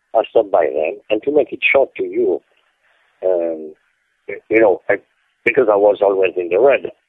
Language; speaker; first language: English; non-native, fluent; French